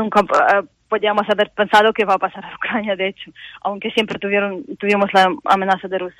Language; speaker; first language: Spanish; non-native, fluent; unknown